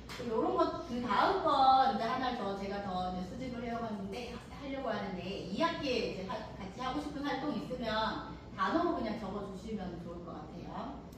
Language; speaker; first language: Korean; native; Korean